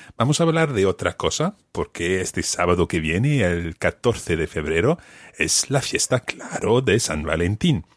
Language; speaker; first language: Spanish; non-native, fluent; English